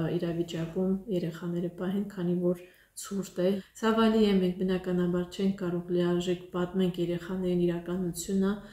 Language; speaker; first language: Armenian; native; Armenian